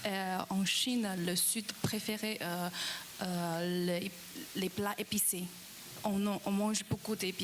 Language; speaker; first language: French; non-native, learner; Chinese